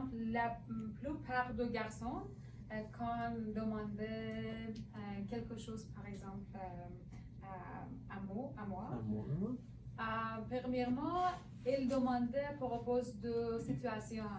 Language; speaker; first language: French; non-native, learner; Persian